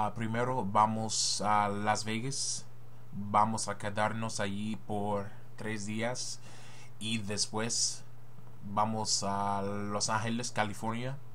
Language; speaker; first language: Spanish; non-native, learner; English